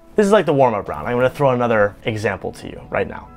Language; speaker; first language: English; native; English